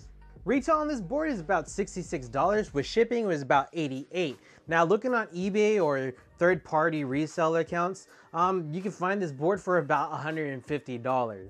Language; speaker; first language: English; native; English